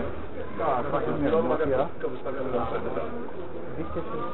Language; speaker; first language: Polish; non-native, learner; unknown